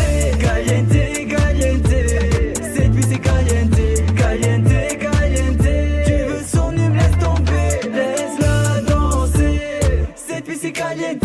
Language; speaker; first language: French; native; French